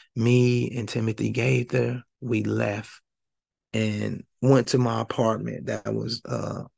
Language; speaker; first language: English; native; English